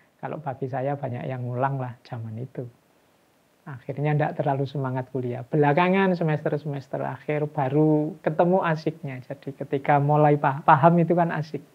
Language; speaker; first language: Indonesian; non-native, local second language; Javanese